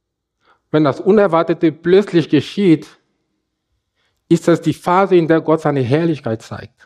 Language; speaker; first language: German; non-native, fluent; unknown